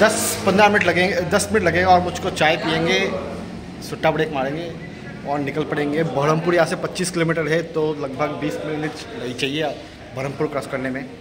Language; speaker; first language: Hindi; non-native, local second language; Bangla